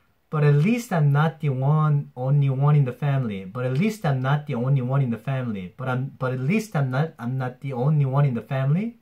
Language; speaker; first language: English; non-native, fluent; Korean